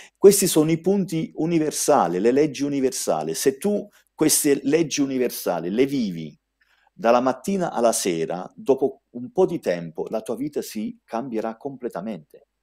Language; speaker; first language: Italian; early bilingual, heritage; Italian